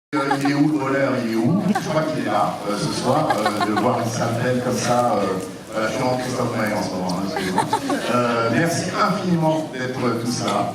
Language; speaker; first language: French; native; French